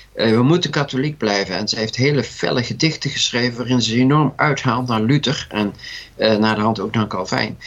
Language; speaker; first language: Dutch; native; Dutch